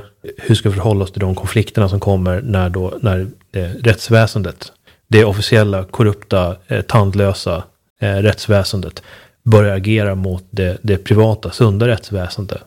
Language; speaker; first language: Swedish; native; Swedish